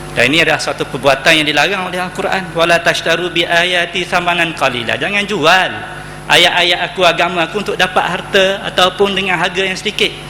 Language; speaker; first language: Malay; native; Malay